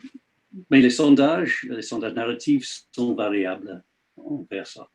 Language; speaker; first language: French; non-native, learner; English